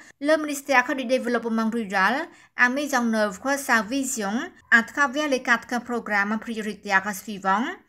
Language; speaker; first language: French; non-native, fluent; Khmer